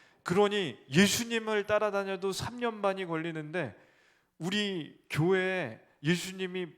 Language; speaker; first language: Korean; native; Korean